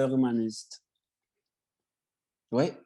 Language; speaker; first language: French; non-native, fluent; Spanish